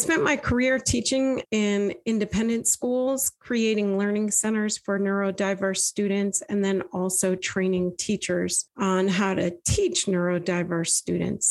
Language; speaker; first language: English; native; English